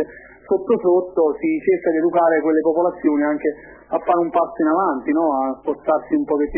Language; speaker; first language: Italian; native; Italian